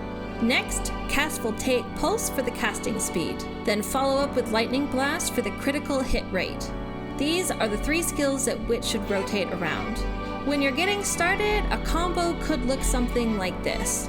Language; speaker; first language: English; native; English